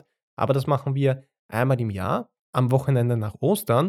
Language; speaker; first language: German; native; German